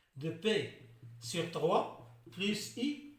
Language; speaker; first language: French; non-native, local second language; Arabic